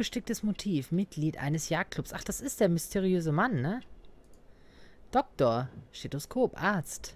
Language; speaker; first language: German; native; German